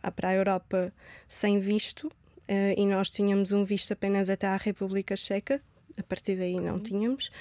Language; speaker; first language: Portuguese; early bilingual, other home language; Romanian